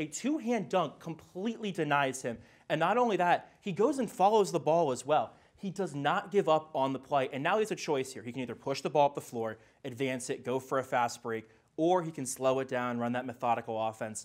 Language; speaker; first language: English; native; English